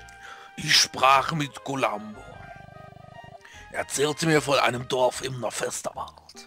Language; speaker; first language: German; native; German